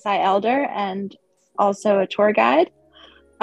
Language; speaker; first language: English; non-native, local second language; Swedish